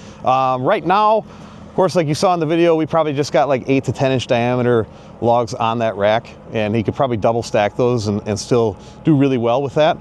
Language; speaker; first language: English; native; English